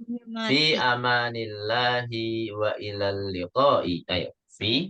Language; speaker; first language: Arabic; non-native, fluent; Indonesian